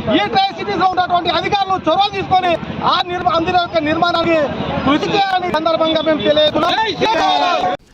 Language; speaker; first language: Telugu; non-native, local second language; Lambadi